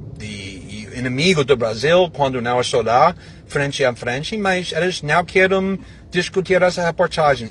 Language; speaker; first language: Portuguese; non-native, fluent; English